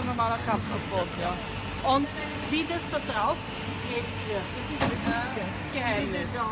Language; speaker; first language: German; native; German